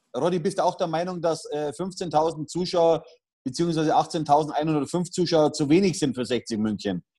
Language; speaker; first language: German; native; German